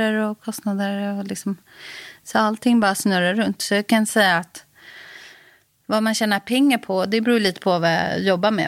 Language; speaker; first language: Swedish; native; Swedish